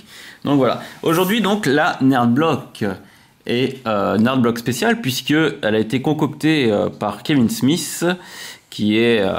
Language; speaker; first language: French; native; French